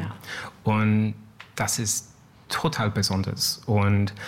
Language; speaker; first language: German; non-native, learner; English